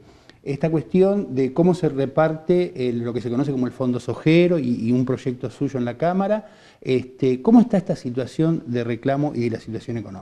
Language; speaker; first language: Spanish; native; Spanish